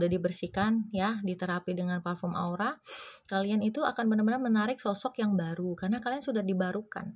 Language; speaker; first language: Indonesian; native; Indonesian